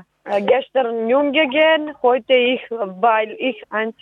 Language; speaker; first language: German; non-native, learner; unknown